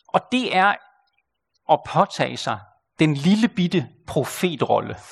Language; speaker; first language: Danish; native; Danish